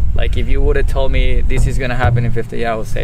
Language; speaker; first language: English; non-native, fluent; Spanish